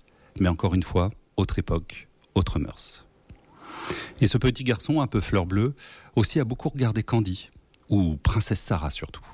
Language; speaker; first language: French; native; French